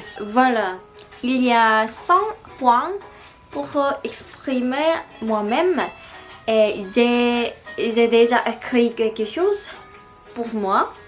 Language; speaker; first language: French; non-native, learner; Korean